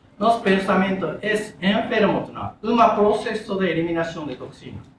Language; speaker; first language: Spanish; non-native, learner; Japanese